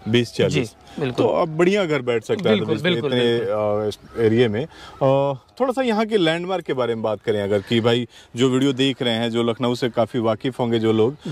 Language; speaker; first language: Hindi; native; Hindi